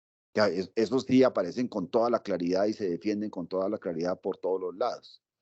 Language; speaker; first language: Spanish; native; Spanish